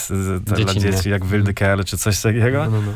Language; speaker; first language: Polish; early bilingual, heritage; Polish